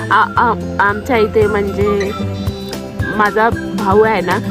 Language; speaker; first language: Marathi; non-native, local second language; Garhwali